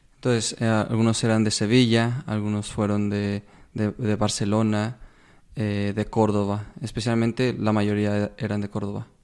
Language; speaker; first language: Spanish; native; Spanish